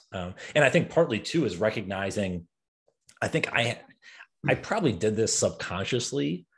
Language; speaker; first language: English; native; English